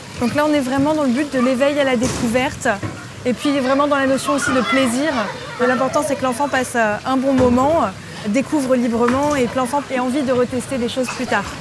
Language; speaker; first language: French; native; French